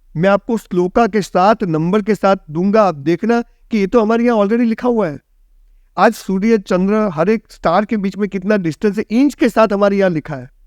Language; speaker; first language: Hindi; non-native, local second language; Gujarati